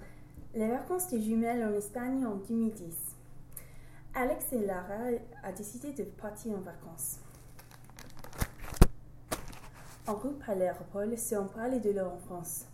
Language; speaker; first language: French; non-native, learner; English